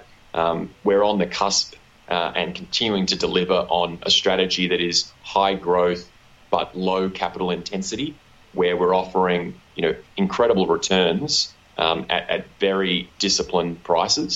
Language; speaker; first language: English; native; English